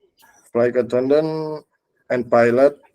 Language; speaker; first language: English; non-native, learner; Indonesian